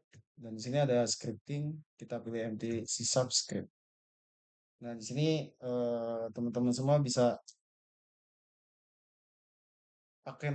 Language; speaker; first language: Indonesian; native; Indonesian